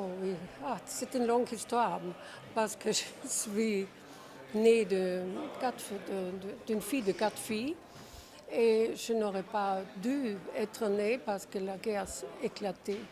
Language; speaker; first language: French; non-native, fluent; Czech